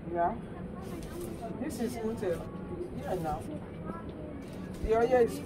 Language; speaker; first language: German; non-native, learner; Nigerian Pidgin